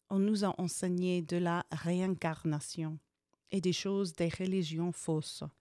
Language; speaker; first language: French; non-native, fluent; English